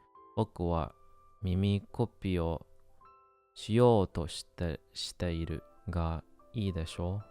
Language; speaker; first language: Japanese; non-native, learner; English